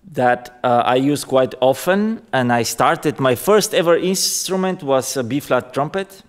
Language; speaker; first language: English; non-native, fluent; Bulgarian